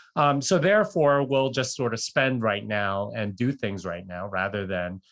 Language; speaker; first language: English; native; English